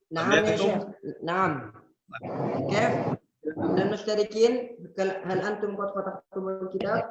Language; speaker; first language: Arabic; non-native, fluent; Indonesian